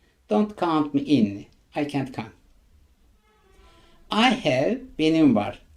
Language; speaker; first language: English; non-native, fluent; Turkish